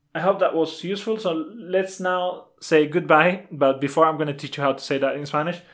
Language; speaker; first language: English; non-native, fluent; Spanish